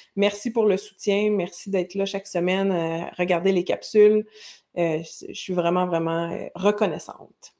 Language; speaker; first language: French; native; French